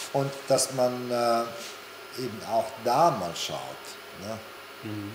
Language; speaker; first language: German; non-native, fluent; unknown